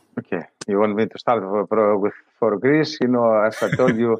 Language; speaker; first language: English; non-native, learner; Greek